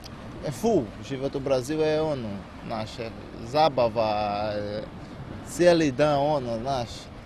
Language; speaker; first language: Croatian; non-native, learner; Portuguese